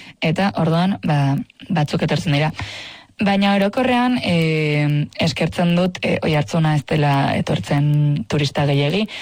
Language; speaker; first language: Basque; native; Basque